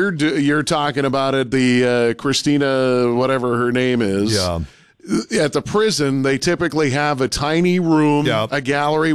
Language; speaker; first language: English; native; English